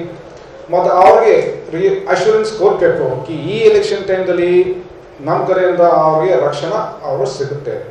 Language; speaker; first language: Kannada; non-native, fluent; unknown